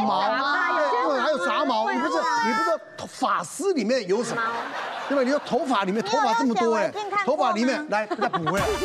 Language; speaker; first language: Chinese; native; Chinese